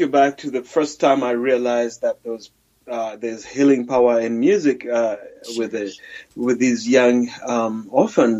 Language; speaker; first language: English; non-native, local second language; Ganda